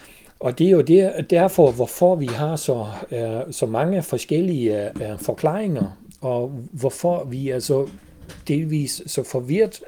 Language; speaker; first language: Danish; non-native, fluent; German